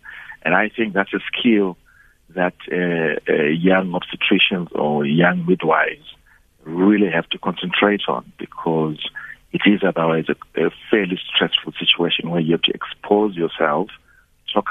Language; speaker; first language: English; non-native, local second language; Shona